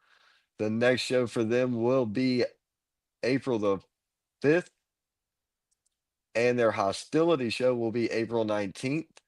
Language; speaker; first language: English; native; English